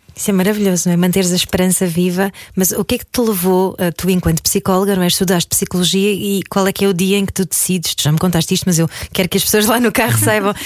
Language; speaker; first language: Portuguese; native; Portuguese